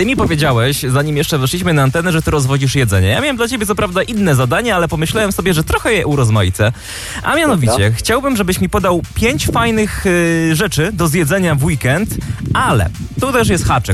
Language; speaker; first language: Polish; native; Polish